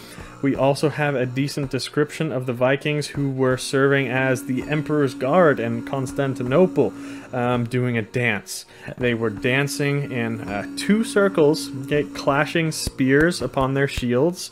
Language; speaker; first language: English; non-native, fluent; Swedish